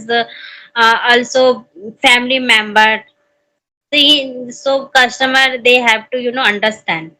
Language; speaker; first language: English; non-native, learner; Hindi